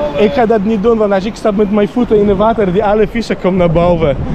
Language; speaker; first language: Dutch; non-native, learner; Polish